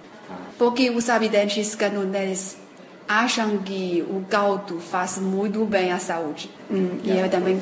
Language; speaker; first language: Portuguese; non-native, fluent; Chinese